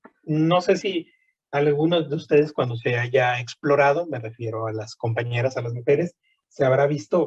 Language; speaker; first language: Spanish; native; Spanish